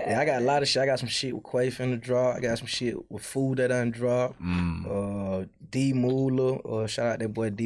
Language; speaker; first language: English; native; English